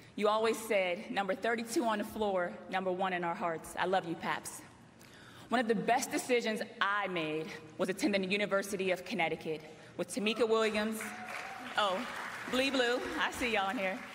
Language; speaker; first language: English; native; English